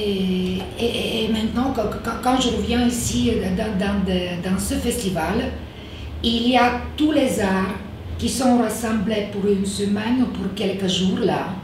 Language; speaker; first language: French; non-native, fluent; Bulgarian